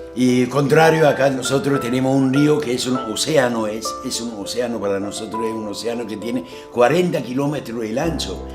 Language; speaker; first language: Spanish; non-native, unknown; Azerbaijani